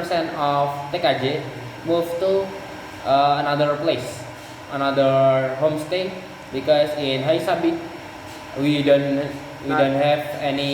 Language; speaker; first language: English; non-native, learner; Indonesian